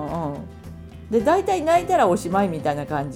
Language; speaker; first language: Japanese; native; Japanese